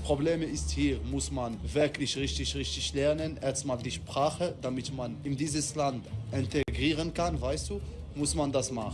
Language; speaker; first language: German; non-native, fluent; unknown